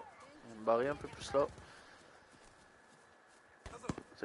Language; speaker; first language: French; native; French